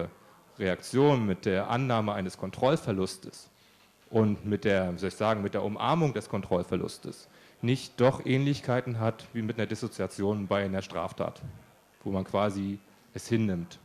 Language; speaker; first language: German; native; German